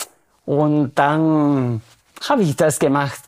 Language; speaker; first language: German; non-native, fluent; Spanish